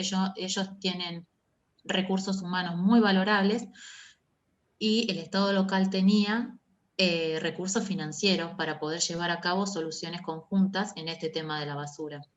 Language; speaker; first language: Spanish; native; Spanish